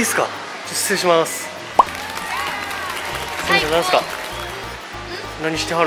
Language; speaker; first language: Japanese; native; Japanese